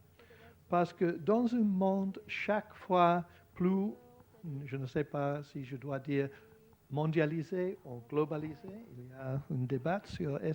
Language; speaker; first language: French; non-native, fluent; English